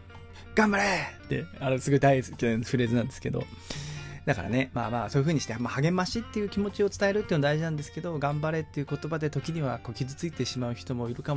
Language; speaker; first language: Japanese; native; Japanese